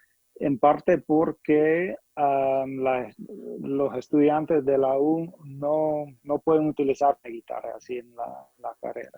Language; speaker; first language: Spanish; non-native, fluent; English